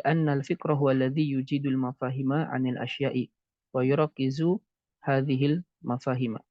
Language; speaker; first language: Arabic; non-native, fluent; Indonesian